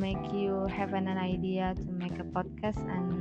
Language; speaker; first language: English; non-native, learner; Indonesian